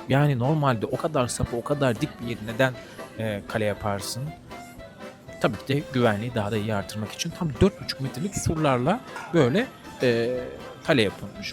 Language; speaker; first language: Turkish; native; Turkish